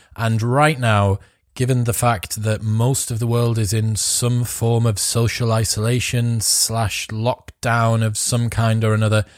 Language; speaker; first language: English; native; English